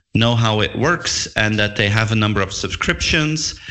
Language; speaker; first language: English; non-native, fluent; Dutch